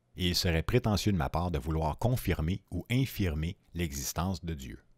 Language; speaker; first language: French; native; French